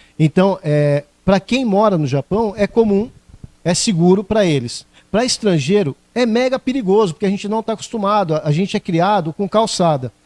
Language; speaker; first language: Portuguese; native; Portuguese